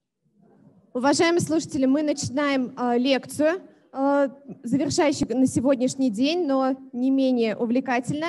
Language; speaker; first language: Russian; native; Russian